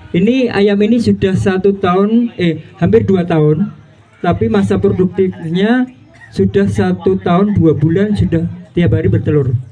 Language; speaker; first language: Indonesian; non-native, local second language; Javanese